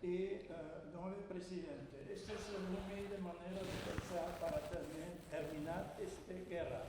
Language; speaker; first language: Spanish; non-native, fluent; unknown